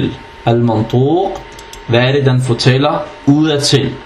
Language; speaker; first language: Danish; early bilingual, other home language; Arabic